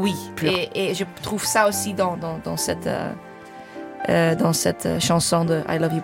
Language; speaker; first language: French; non-native, fluent; English